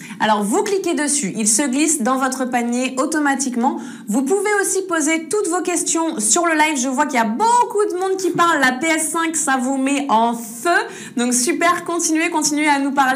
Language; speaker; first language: French; native; French